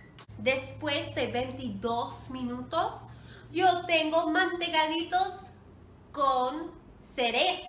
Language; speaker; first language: Spanish; non-native, learner; English